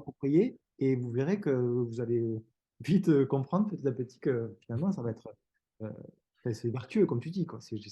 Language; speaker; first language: French; native; French